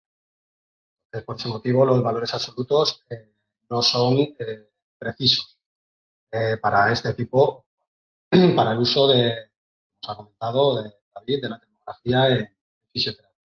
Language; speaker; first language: Spanish; native; Spanish